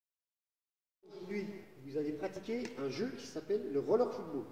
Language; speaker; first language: French; native; French